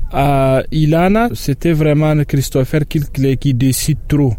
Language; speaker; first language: French; non-native, local second language; Tamasheq